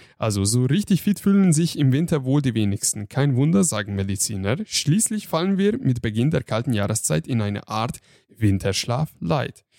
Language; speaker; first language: German; non-native, fluent; Hungarian